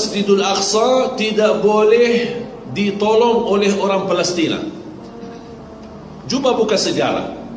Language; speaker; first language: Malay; non-native, fluent; Arabic